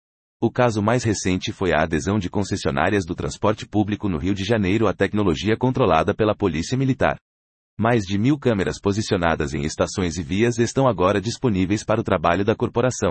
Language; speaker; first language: Portuguese; native; Portuguese